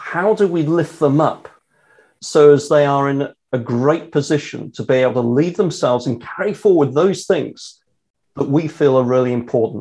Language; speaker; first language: English; native; English